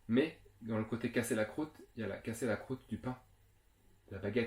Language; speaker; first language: French; native; French